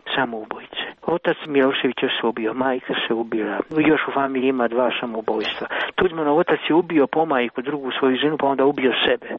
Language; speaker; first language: Croatian; native; Croatian